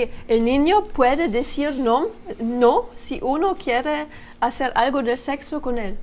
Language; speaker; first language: Spanish; non-native, learner; French